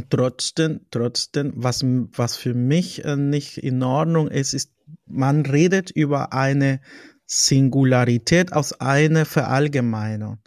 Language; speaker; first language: German; non-native, fluent; Spanish